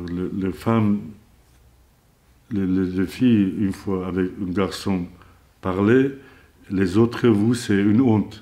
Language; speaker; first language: French; non-native, learner; Azerbaijani